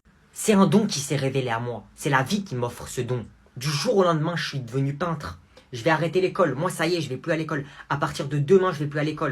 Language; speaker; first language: French; native; French